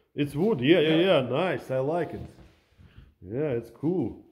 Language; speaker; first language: English; non-native, learner; Russian